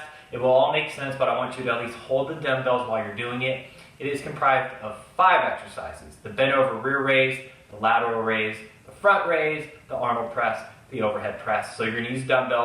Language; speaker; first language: English; native; English